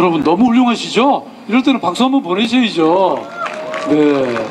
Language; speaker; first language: Korean; native; Korean